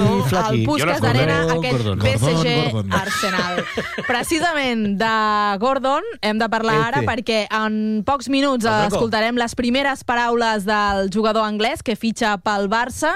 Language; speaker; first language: Catalan; native; Catalan